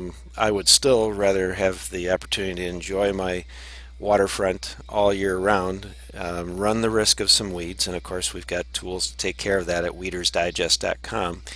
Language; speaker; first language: English; native; English